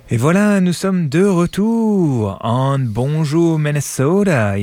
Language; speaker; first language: French; native; French